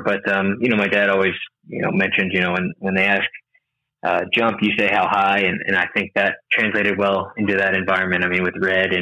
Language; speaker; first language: English; native; English